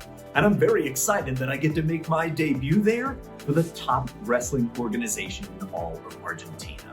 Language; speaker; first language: English; native; English